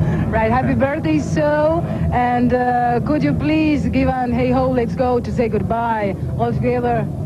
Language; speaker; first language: English; non-native, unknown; Spanish